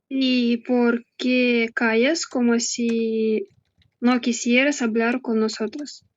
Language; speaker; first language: Spanish; non-native, learner; Russian